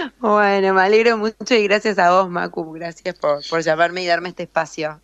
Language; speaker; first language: Spanish; native; Spanish